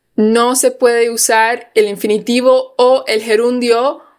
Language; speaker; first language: Spanish; non-native, fluent; English